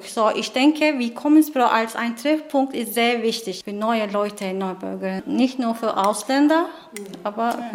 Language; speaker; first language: German; non-native, learner; Turkish